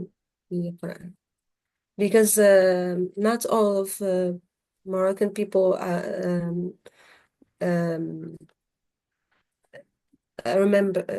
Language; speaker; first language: English; non-native, fluent; Arabic